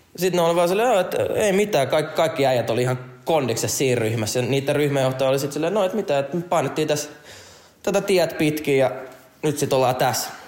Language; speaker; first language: Finnish; non-native, local second language; Swedish